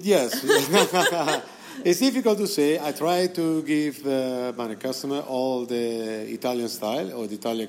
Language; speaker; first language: English; non-native, fluent; Italian